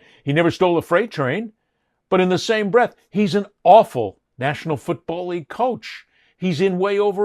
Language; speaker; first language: English; native; English